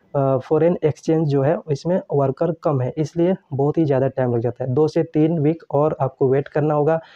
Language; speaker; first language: Hindi; native; Hindi